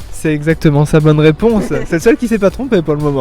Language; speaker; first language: French; native; French